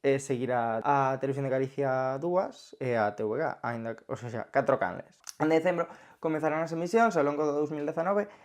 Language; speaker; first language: Galician; non-native, local second language; Spanish